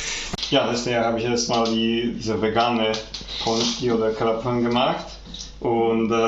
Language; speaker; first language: German; non-native, fluent; Polish